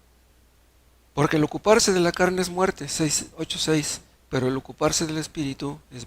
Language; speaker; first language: Spanish; native; Spanish